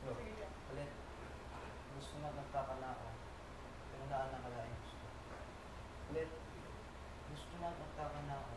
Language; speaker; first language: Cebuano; non-native, learner; Filipino